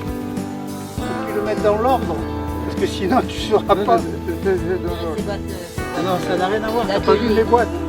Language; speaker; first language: French; native; French